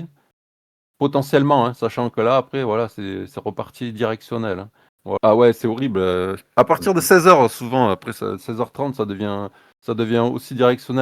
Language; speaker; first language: French; native; French